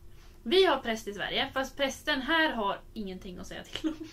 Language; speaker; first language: Swedish; native; Swedish